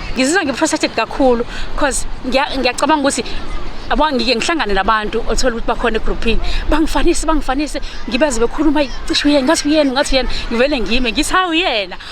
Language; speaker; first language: Zulu; native; Zulu